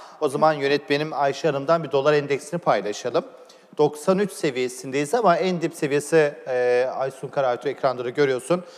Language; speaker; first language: Turkish; native; Turkish